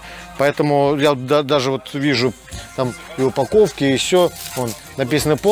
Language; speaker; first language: Russian; native; Russian